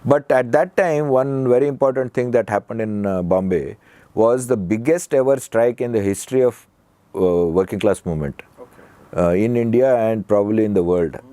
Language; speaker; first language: English; non-native, local second language; Kannada